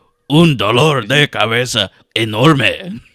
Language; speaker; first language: Spanish; non-native, learner; English